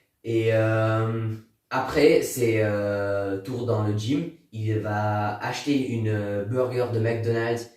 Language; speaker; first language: French; non-native, learner; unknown